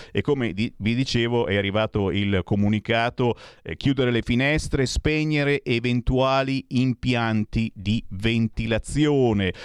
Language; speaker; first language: Italian; native; Italian